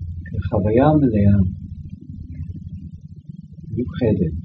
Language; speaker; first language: Hebrew; non-native, fluent; English